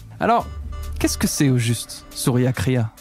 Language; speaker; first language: French; native; French